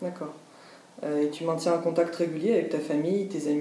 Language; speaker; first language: French; non-native, fluent; Russian